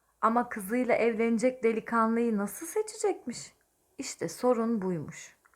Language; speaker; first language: Turkish; native; Turkish